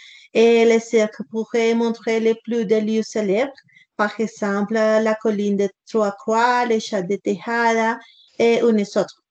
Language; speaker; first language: French; non-native, learner; Spanish